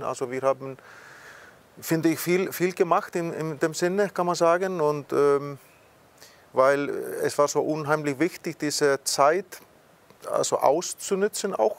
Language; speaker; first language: German; non-native, fluent; Icelandic